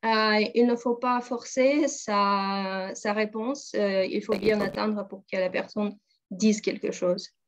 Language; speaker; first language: French; non-native, fluent; Russian